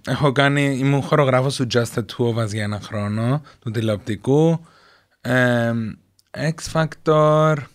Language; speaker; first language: Greek; native; Greek